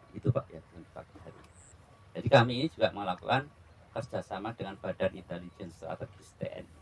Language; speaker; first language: Indonesian; non-native, local second language; Javanese